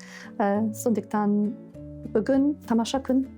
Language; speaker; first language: Kazakh; non-native, learner; English